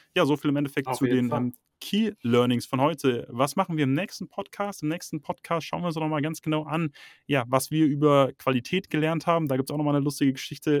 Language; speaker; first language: German; native; German